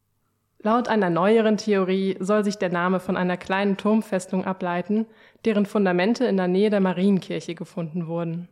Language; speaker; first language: German; native; German